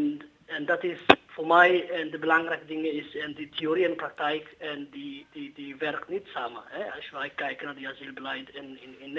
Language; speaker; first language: Dutch; non-native, learner; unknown